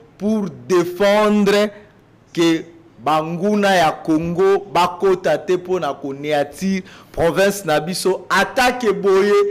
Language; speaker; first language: Lingala; native; Lingala